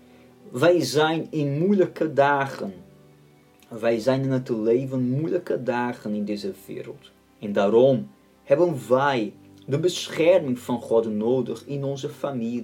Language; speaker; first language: Dutch; non-native, fluent; Portuguese